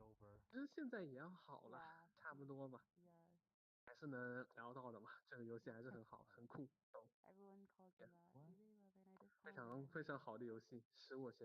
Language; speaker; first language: Chinese; non-native, fluent; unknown